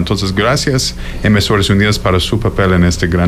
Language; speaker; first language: Spanish; non-native, fluent; English